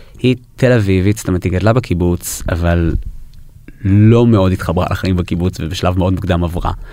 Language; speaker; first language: Hebrew; early bilingual, heritage; Hebrew